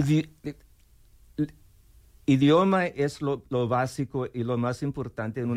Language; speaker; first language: Spanish; non-native, learner; English